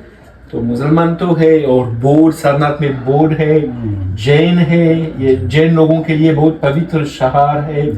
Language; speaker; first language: Hindi; non-native, learner; French